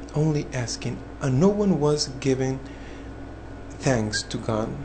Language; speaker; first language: English; non-native, fluent; Spanish